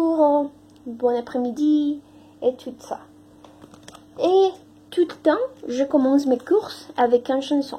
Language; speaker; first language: French; non-native, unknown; Spanish